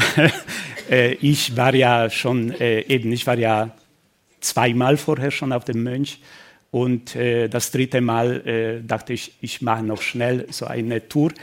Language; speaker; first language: German; non-native, fluent; Polish